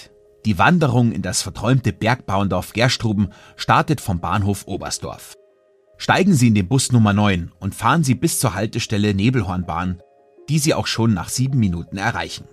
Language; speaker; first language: German; native; German